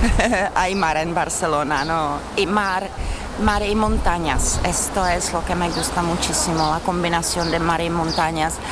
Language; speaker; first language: Spanish; non-native, learner; Czech